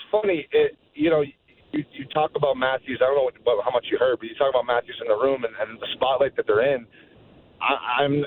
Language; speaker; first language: English; native; English